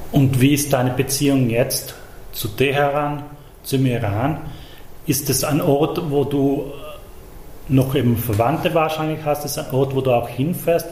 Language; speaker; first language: German; native; German